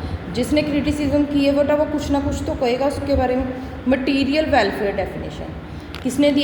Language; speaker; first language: Hindi; native; Hindi